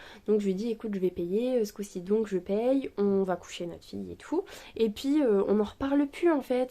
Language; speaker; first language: French; native; French